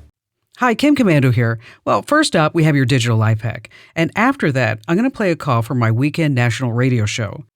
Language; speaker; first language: English; native; English